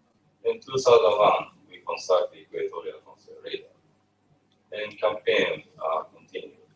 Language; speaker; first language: English; non-native, fluent; Japanese